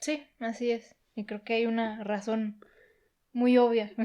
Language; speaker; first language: Spanish; native; Spanish